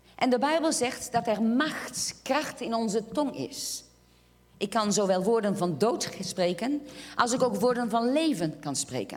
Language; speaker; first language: Dutch; non-native, fluent; Portuguese